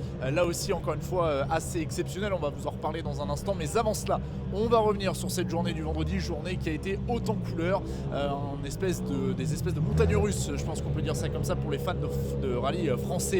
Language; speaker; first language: French; native; French